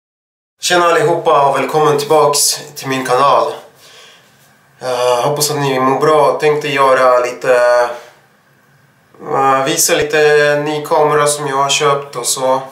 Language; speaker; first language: Swedish; non-native, fluent; Russian